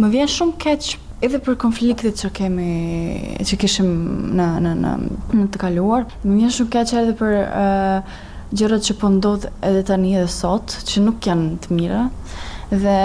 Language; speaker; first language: Albanian; non-native, learner; Serbian